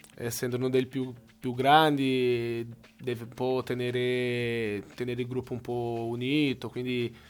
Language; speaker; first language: Italian; non-native, fluent; Portuguese